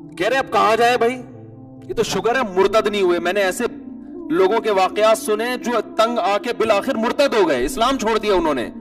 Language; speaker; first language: Urdu; native; Urdu